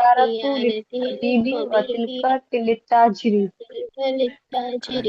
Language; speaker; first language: Arabic; non-native, learner; Urdu